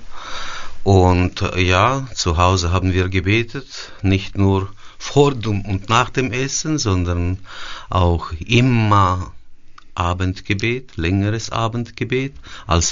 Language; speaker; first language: German; early bilingual, heritage; German